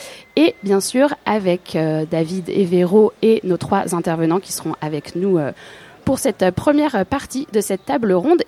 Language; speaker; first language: French; native; French